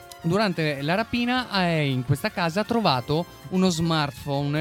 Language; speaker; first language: Italian; native; Italian